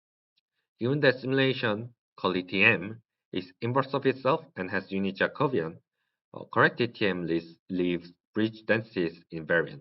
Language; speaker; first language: English; non-native, learner; Korean